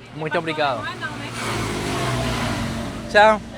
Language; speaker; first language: Portuguese; non-native, learner; English